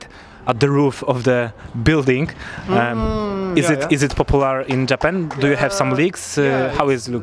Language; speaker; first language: English; non-native, fluent; Polish